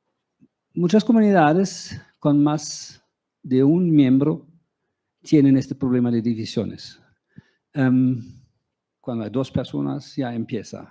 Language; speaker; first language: Spanish; non-native, fluent; German